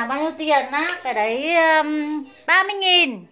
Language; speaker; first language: Vietnamese; native; Vietnamese